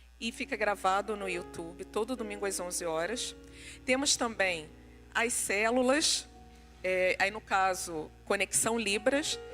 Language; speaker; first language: Portuguese; non-native, local second language; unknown